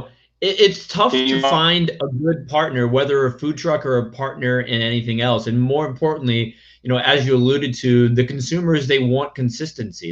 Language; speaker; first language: English; native; English